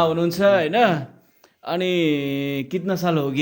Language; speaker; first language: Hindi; non-native, learner; Nepali